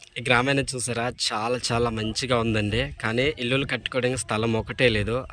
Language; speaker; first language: Telugu; non-native, local second language; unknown